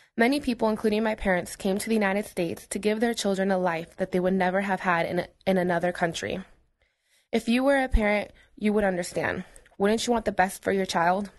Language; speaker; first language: English; native; English